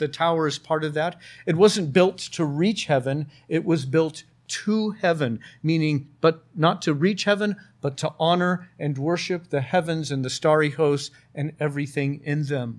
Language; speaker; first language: English; native; English